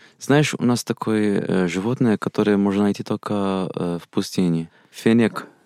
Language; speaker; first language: Russian; non-native, fluent; Arabic